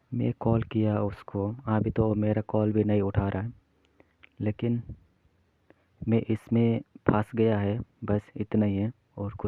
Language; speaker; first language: Hindi; non-native, local second language; Kok Borok